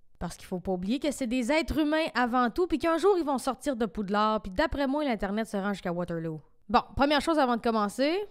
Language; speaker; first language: French; native; French